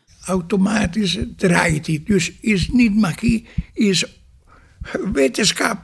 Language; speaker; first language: Dutch; non-native, fluent; Italian